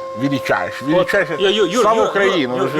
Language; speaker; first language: Ukrainian; non-native, learner; Italian